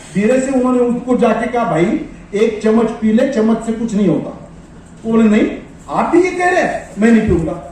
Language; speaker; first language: Hindi; non-native, local second language; Marwari